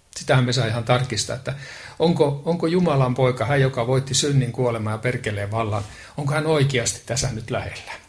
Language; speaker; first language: Finnish; native; Finnish